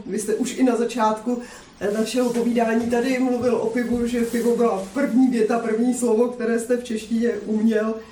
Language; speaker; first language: Czech; native; Czech